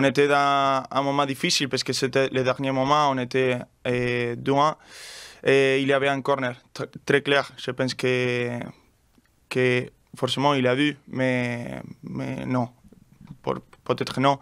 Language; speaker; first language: French; non-native, learner; Spanish